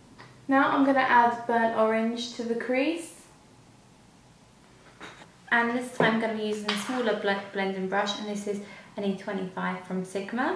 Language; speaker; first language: English; native; English